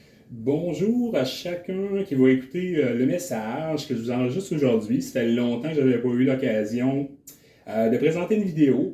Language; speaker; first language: French; native; French